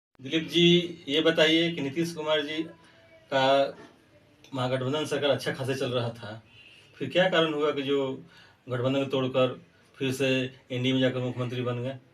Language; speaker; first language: Hindi; native; Hindi